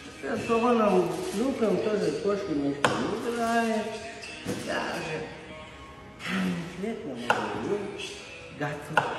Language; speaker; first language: Russian; non-native, learner; Turkmen